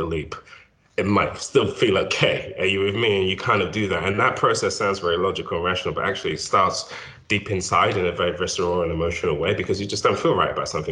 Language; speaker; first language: English; native; English